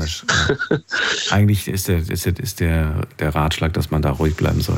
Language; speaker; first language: German; native; German